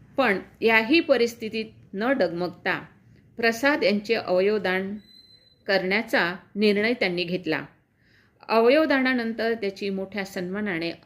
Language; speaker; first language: Marathi; native; Marathi